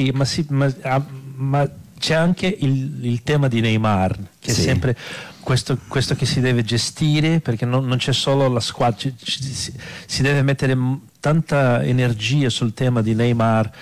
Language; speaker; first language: Italian; non-native, fluent; Portuguese